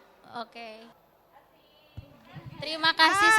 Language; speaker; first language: Indonesian; native; Indonesian